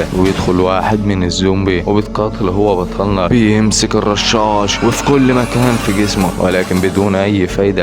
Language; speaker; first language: Arabic; native; Arabic